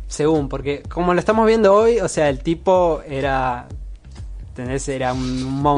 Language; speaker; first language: Spanish; native; Spanish